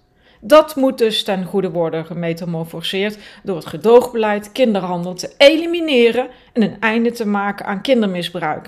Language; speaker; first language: Dutch; native; Dutch